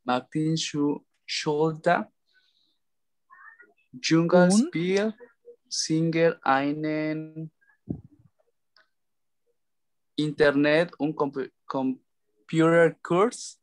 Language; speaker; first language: German; non-native, learner; Spanish